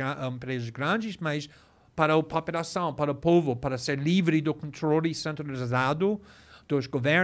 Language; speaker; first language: Portuguese; non-native, fluent; English